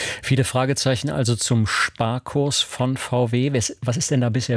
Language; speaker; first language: German; native; German